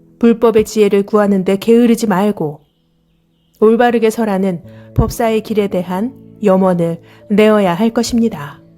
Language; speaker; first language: Korean; native; Korean